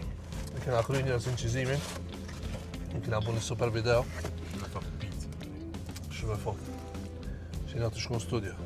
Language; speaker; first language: Albanian; native; Albanian